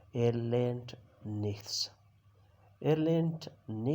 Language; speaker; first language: German; non-native, learner; Urdu